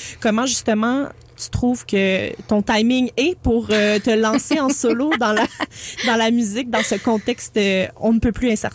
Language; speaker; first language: French; native; French